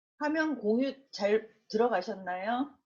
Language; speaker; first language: Korean; native; Korean